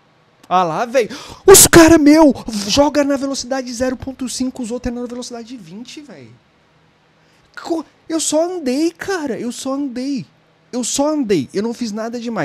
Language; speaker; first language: Portuguese; native; Portuguese